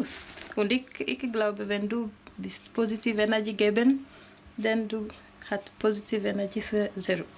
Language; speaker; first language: German; non-native, learner; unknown